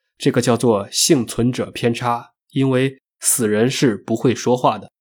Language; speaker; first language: Chinese; native; Chinese